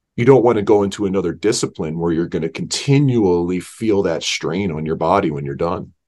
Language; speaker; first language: English; native; English